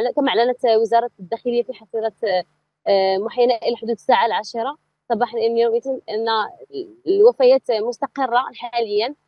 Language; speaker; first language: Arabic; native; Arabic